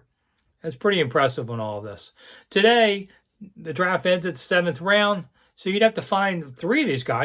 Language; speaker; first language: English; native; English